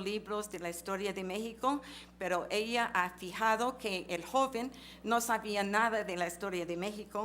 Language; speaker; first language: Spanish; non-native, fluent; English